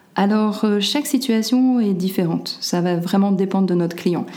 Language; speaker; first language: French; native; French